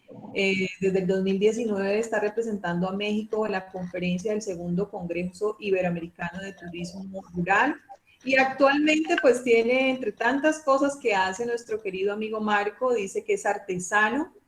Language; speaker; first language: Spanish; native; Spanish